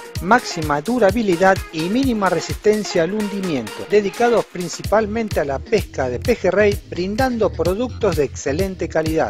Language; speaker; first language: Spanish; native; Spanish